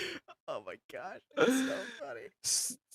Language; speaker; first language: English; native; English